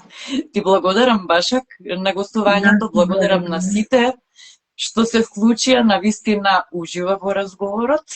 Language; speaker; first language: Macedonian; native; Macedonian